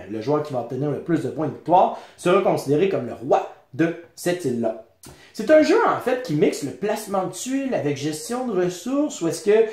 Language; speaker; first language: French; native; French